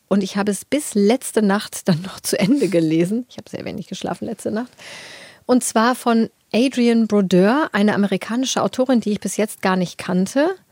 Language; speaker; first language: German; native; German